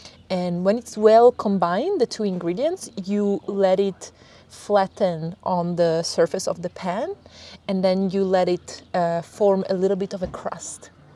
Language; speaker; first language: English; non-native, fluent; Italian